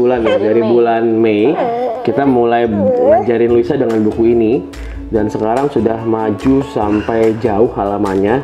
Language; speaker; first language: Indonesian; native; Indonesian